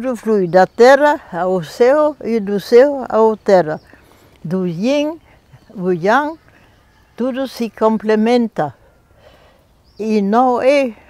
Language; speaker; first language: Portuguese; non-native, fluent; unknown